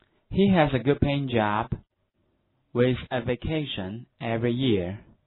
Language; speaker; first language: English; non-native, fluent; Chinese